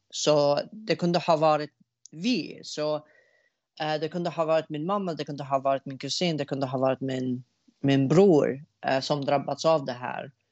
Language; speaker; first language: Swedish; early bilingual, other home language; Arabic